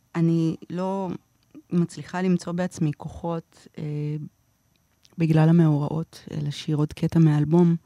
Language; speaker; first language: Hebrew; non-native, fluent; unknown